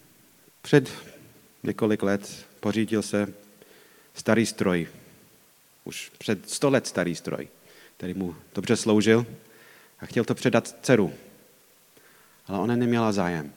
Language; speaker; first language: Czech; non-native, fluent; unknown